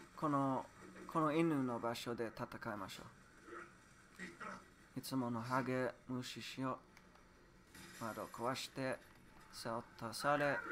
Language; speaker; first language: Japanese; non-native, learner; English